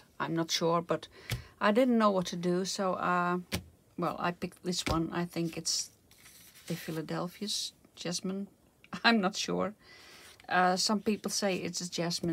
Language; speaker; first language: English; non-native, fluent; Dutch